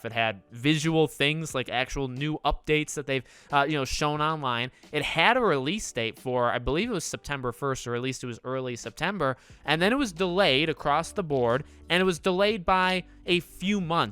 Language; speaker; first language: English; native; English